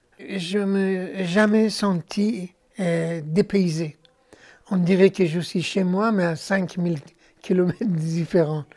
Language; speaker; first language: French; non-native, fluent; Persian